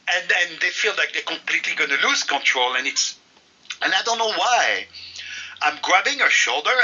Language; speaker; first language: English; non-native, fluent; French